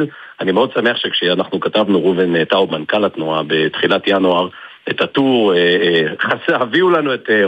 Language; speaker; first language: Hebrew; native; Hebrew